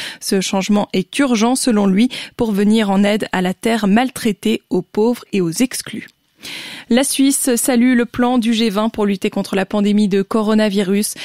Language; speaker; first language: French; native; French